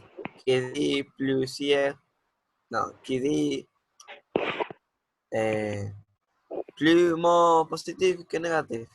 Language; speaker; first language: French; non-native, learner; Spanish